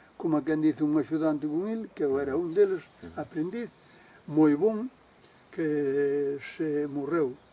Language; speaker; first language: Galician; native; Galician